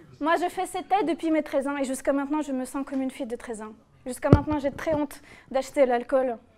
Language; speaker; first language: French; non-native, fluent; Russian